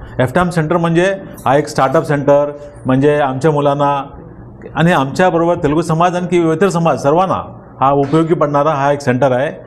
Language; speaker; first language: Marathi; non-native, local second language; Telugu